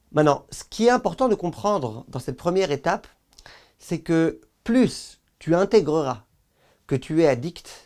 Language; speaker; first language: French; native; French